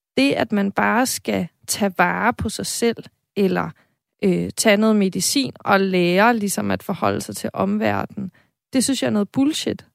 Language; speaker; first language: Danish; native; Danish